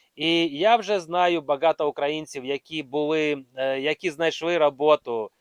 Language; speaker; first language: Ukrainian; non-native, local second language; Russian